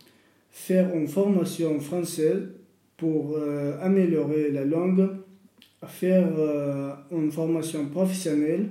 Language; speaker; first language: French; non-native, learner; Russian